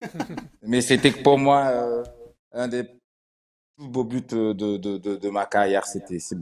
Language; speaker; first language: French; non-native, fluent; Portuguese